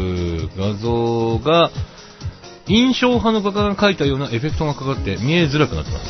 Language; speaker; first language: Japanese; native; Japanese